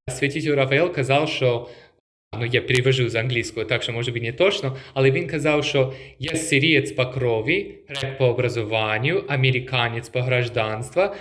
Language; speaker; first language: Ukrainian; early bilingual, heritage; Rusyn